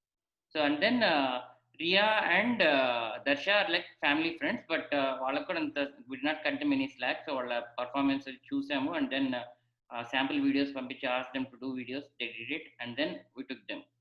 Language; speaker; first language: Telugu; native; Telugu